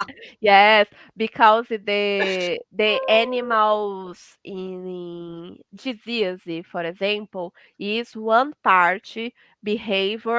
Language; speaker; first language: English; non-native, learner; Portuguese